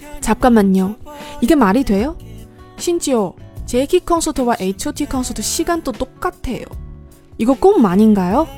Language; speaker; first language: Korean; non-native, fluent; Chinese